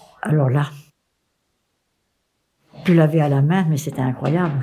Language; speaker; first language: French; native; French